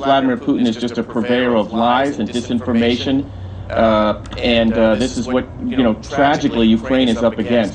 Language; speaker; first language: English; native; English